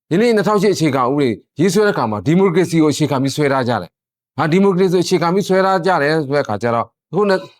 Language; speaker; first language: Burmese; non-native, local second language; Shan